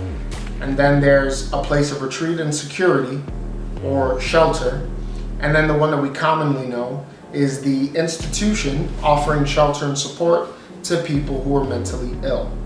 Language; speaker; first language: English; native; English